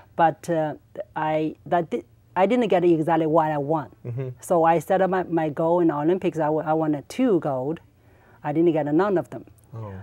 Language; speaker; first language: English; non-native, learner; Chinese